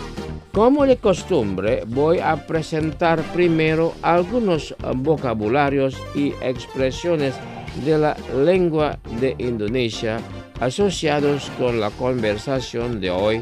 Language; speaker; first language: Spanish; non-native, fluent; Indonesian